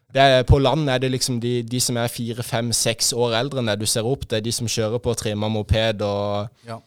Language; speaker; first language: Norwegian; native; Norwegian